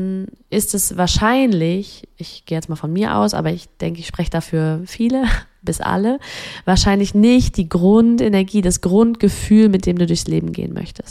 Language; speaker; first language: German; native; German